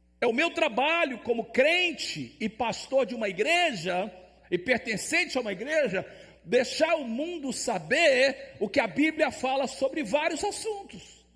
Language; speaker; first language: Portuguese; native; Portuguese